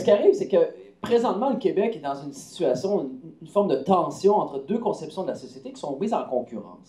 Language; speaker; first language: French; native; French